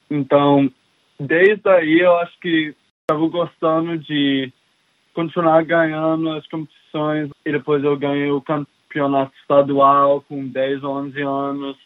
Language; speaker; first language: Portuguese; early bilingual, heritage; English